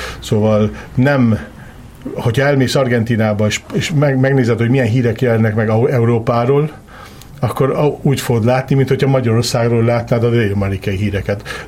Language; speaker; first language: Hungarian; early bilingual, heritage; Hungarian